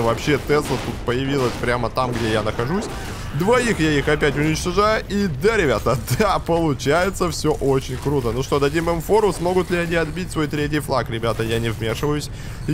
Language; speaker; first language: Russian; native; Russian